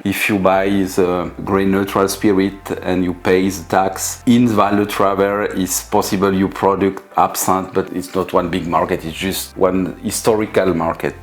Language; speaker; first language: English; non-native, learner; French